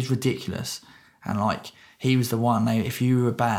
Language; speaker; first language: English; native; English